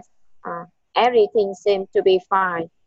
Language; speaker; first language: English; non-native, learner; Vietnamese